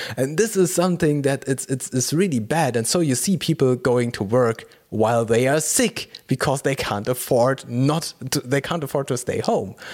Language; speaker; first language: English; non-native, fluent; German